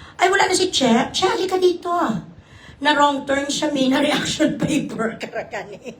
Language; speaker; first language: Filipino; non-native, local second language; Hiligaynon